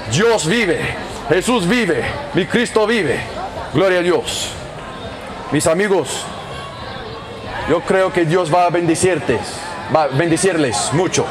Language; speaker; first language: Spanish; non-native, learner; English